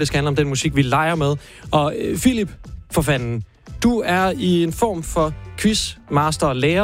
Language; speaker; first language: Danish; native; Danish